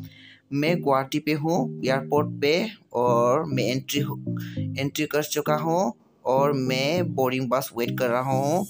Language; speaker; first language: Hindi; non-native, local second language; Bodo